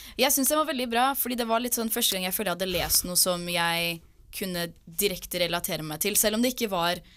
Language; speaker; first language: Norwegian; early bilingual, other home language; English